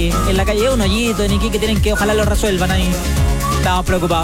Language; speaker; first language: Spanish; native; Spanish